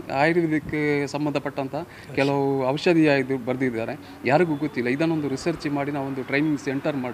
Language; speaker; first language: Kannada; non-native, local second language; Tulu